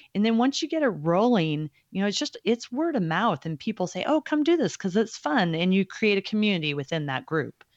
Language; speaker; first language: English; native; English